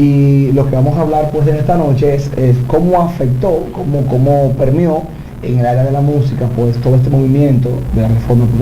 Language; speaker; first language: Spanish; native; Spanish